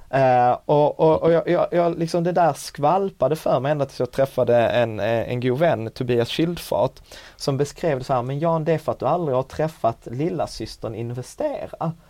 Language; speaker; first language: Swedish; early bilingual, other home language; Czech